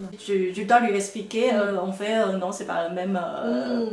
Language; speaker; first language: French; non-native, fluent; Chinese